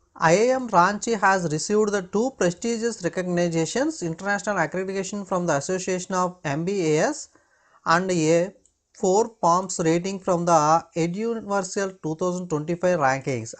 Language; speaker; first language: English; non-native, local second language; Telugu